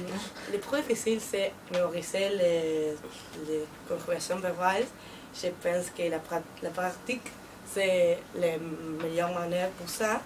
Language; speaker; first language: French; non-native, learner; Spanish